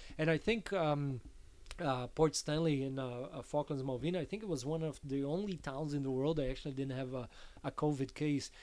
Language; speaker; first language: English; non-native, fluent; Portuguese